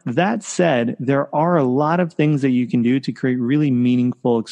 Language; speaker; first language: English; native; English